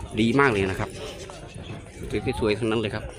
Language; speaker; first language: Thai; native; Thai